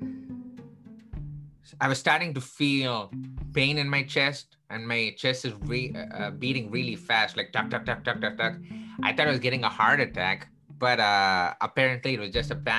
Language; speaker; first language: English; non-native, local second language; Tamil